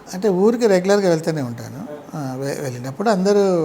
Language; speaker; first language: Telugu; native; Telugu